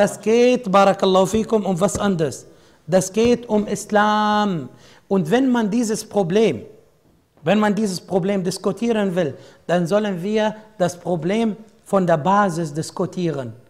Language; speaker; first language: German; non-native, fluent; Arabic